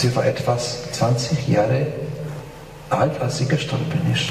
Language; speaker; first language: German; non-native, fluent; Polish